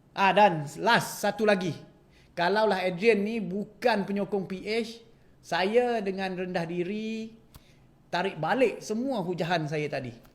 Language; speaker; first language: Malay; non-native, local second language; Chinese